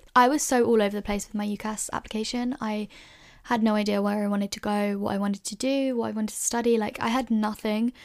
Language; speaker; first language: English; native; English